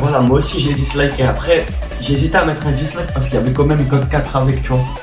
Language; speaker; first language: French; native; French